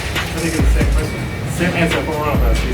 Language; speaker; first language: English; non-native, fluent; Vietnamese